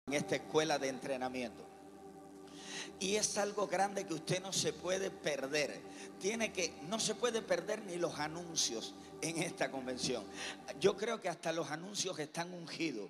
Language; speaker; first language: Spanish; native; Spanish